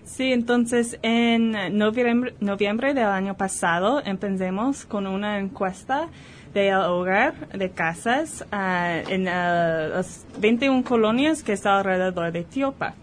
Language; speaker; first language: Spanish; early bilingual, heritage; Spanish